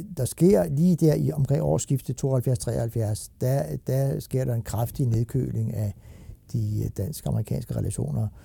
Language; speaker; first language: Danish; native; Danish